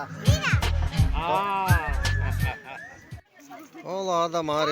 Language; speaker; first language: Spanish; non-native, learner; Ukrainian